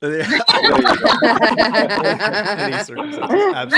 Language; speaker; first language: English; native; English